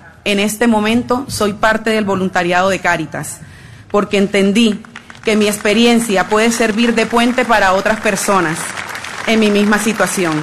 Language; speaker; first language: Spanish; native; Spanish